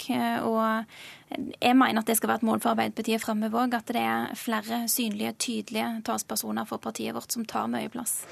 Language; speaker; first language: Norwegian; early bilingual, other home language; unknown